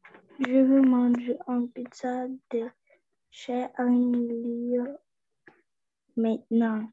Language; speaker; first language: French; non-native, learner; Russian